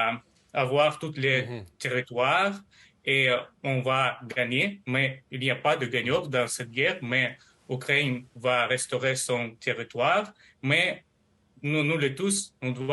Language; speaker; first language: French; non-native, learner; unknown